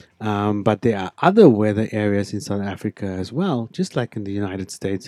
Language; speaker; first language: English; non-native, local second language; Afrikaans